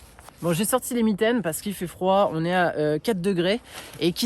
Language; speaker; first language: French; native; French